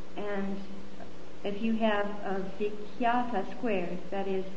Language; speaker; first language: English; native; English